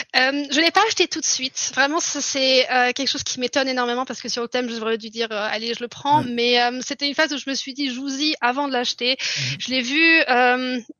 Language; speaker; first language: French; early bilingual, heritage; German